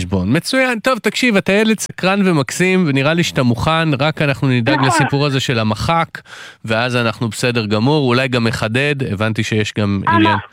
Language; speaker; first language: Hebrew; native; Hebrew